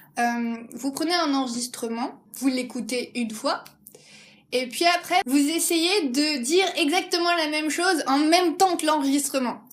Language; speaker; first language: French; native; French